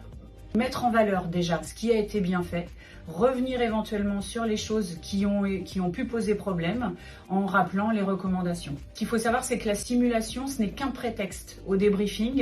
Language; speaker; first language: French; native; French